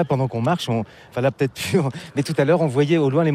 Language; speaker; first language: French; native; French